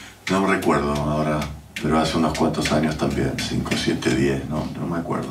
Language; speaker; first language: Spanish; early bilingual, heritage; Spanish